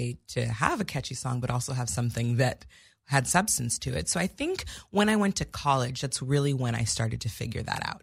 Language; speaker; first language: English; native; English